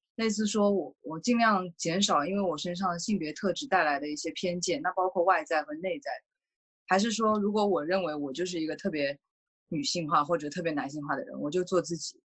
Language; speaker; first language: Chinese; native; Chinese